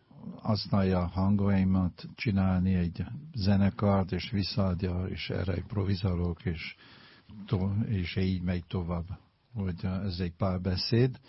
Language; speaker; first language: Hungarian; non-native, fluent; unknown